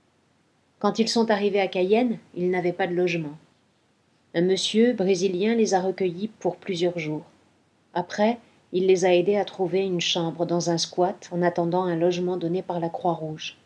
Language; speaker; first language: French; non-native, fluent; Spanish